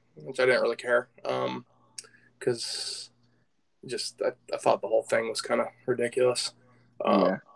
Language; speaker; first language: English; native; English